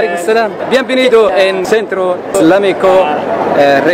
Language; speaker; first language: Spanish; non-native, learner; Arabic